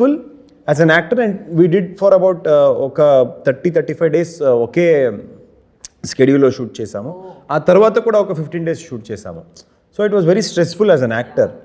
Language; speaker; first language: Telugu; non-native, learner; Kannada